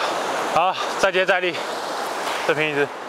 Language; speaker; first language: Chinese; native; Chinese